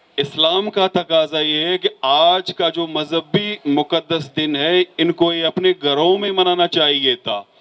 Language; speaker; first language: Urdu; non-native, local second language; Baluchi